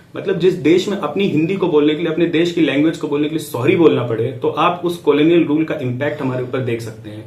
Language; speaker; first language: Hindi; native; Hindi